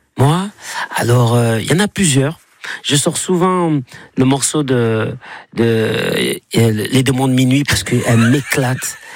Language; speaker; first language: French; native; French